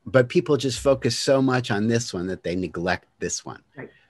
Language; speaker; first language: English; native; English